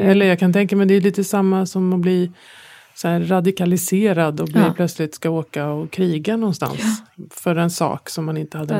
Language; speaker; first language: Swedish; native; Swedish